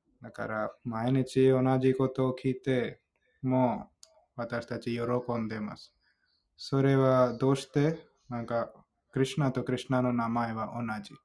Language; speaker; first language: Japanese; non-native, fluent; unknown